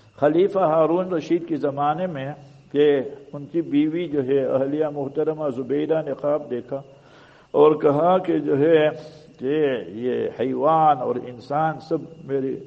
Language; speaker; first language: Urdu; native; Urdu